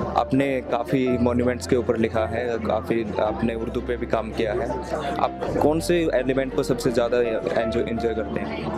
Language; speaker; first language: Hindi; native; Hindi